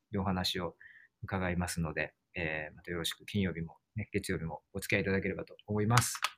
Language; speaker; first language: Japanese; native; Japanese